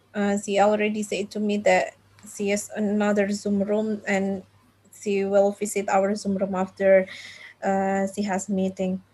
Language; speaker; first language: English; non-native, fluent; Indonesian